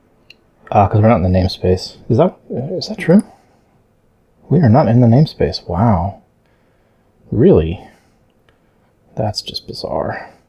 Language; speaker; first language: English; native; English